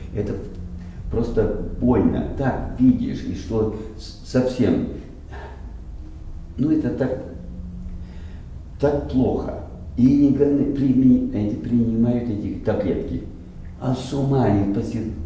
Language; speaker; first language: Russian; early bilingual, other home language; English